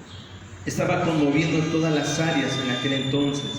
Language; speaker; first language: Spanish; native; Spanish